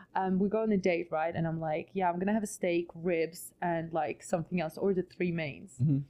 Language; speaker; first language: English; non-native, fluent; Latvian